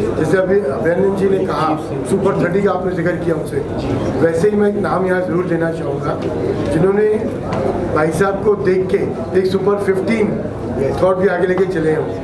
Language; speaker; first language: Hindi; native; Hindi